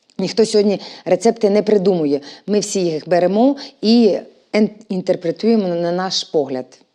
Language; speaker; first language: Ukrainian; native; Ukrainian